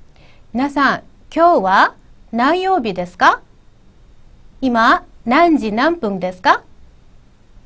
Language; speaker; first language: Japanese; non-native, learner; Korean